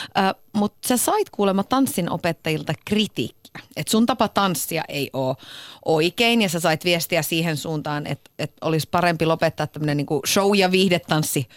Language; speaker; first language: Finnish; native; Finnish